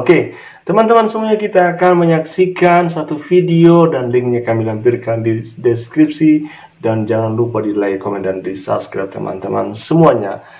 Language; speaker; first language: Indonesian; native; Indonesian